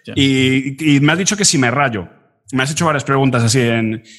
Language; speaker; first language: Spanish; native; Spanish